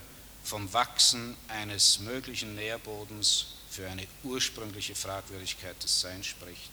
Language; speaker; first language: German; native; German